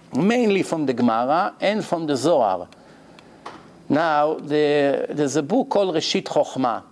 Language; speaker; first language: English; non-native, fluent; Hebrew